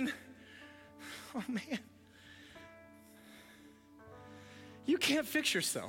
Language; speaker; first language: English; native; English